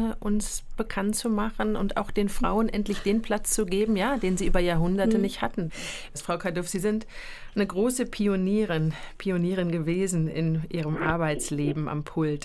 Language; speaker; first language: German; native; German